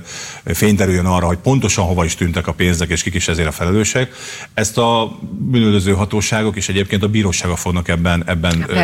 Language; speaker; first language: Hungarian; native; Hungarian